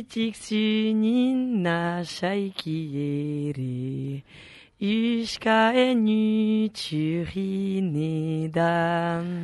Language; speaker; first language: Basque; native; Basque